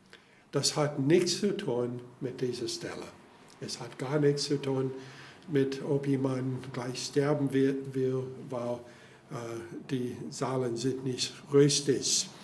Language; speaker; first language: German; non-native, fluent; English